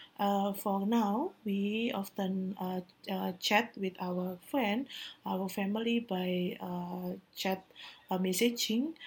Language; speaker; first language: English; non-native, learner; Indonesian